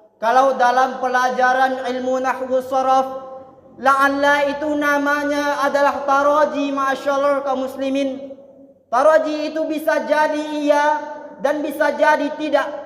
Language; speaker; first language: Malay; non-native, local second language; Minangkabau